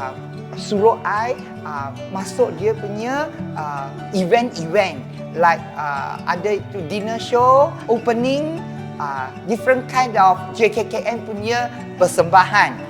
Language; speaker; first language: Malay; non-native, local second language; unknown